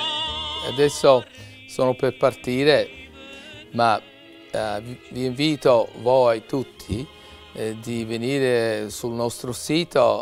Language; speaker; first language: Italian; non-native, learner; English